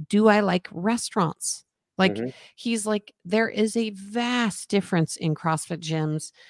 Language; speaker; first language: English; native; English